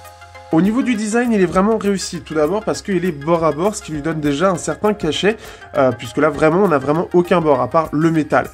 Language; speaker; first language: French; native; French